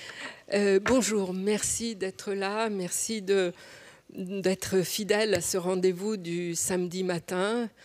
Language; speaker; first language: French; native; French